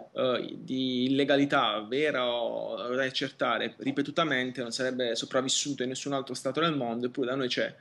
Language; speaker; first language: Italian; native; Italian